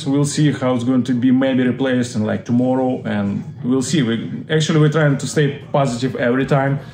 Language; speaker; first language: English; non-native, fluent; Russian